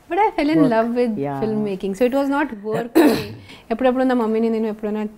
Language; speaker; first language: Telugu; non-native, local second language; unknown